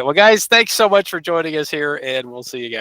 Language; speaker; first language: English; native; English